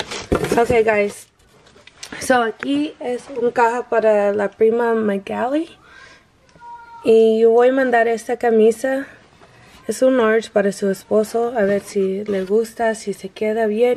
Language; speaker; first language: Spanish; non-native, learner; English